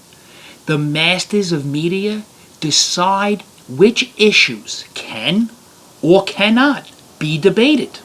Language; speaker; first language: English; native; English